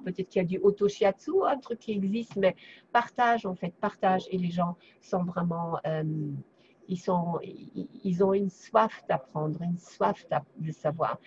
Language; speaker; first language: French; non-native, fluent; German